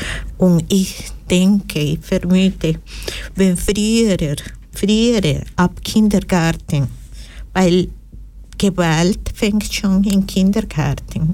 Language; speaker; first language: German; non-native, fluent; Spanish